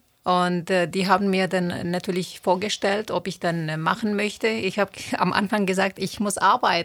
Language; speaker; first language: German; non-native, fluent; Turoyo